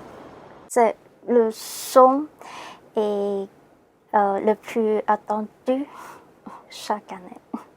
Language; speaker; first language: French; non-native, learner; Cantonese